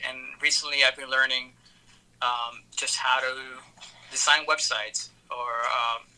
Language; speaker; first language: English; early bilingual, other home language; Spanish